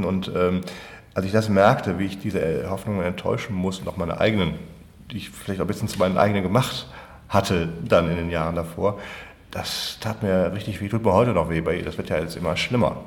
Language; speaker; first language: German; native; German